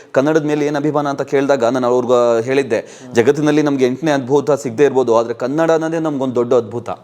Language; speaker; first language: Kannada; non-native, local second language; Urdu